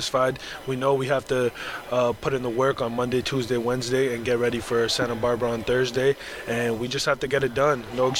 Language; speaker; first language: English; native; English